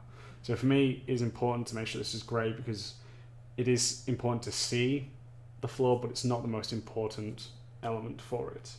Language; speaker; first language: English; native; English